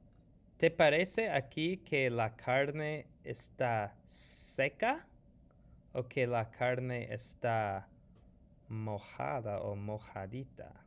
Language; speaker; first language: Spanish; non-native, fluent; English